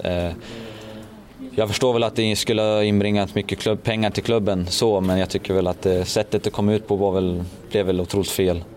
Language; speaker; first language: Swedish; native; Swedish